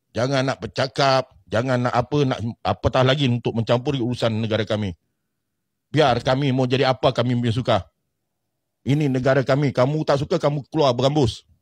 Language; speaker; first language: Malay; native; Malay